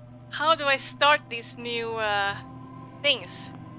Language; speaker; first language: English; non-native, fluent; Swedish